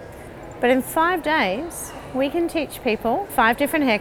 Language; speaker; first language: English; native; English